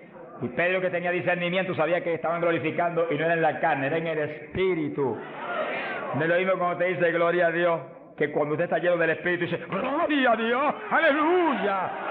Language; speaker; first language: Spanish; native; Spanish